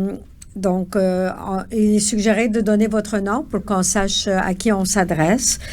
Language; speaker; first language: French; native; French